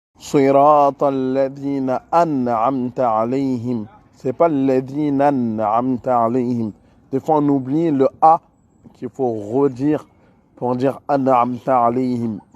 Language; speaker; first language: French; native; French